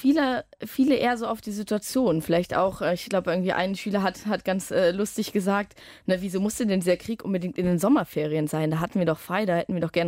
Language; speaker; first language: German; native; German